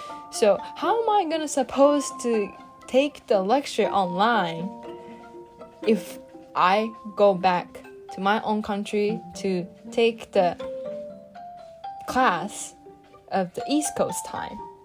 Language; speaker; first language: English; non-native, fluent; Japanese